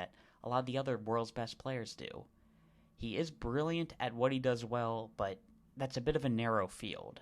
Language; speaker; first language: English; native; English